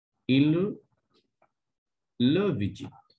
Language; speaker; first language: French; non-native, fluent; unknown